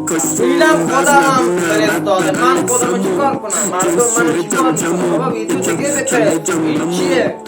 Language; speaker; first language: Persian; non-native, local second language; Baluchi